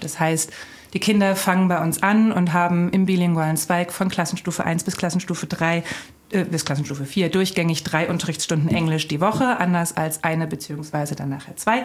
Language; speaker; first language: German; native; German